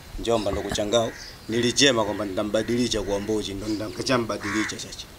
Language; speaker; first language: Swahili; non-native, local second language; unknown